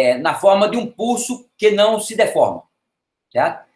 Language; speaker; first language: Portuguese; native; Portuguese